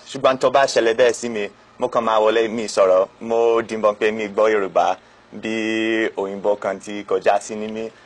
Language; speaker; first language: Yoruba; non-native, fluent; English